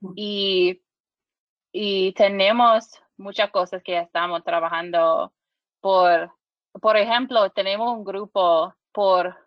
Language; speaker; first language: Spanish; non-native, learner; English